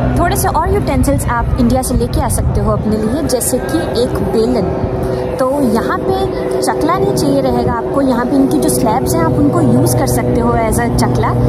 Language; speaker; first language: Hindi; native; Hindi